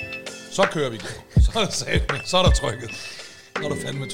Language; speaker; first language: Danish; native; Danish